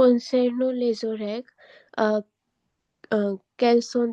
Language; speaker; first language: French; non-native, learner; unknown